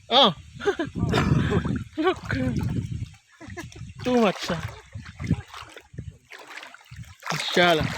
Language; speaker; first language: English; non-native, learner; Filipino